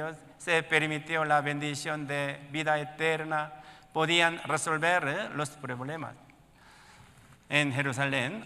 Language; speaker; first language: Spanish; non-native, learner; Korean